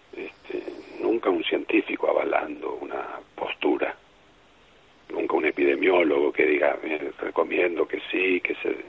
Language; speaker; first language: Spanish; native; Spanish